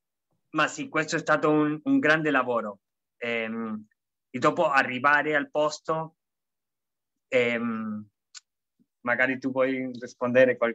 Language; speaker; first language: Italian; non-native, fluent; Spanish